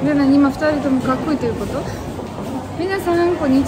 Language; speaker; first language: Japanese; non-native, fluent; Romanian